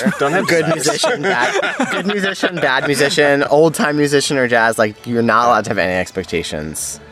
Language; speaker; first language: English; native; English